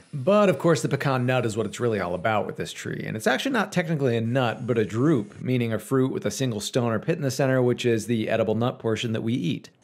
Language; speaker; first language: English; native; English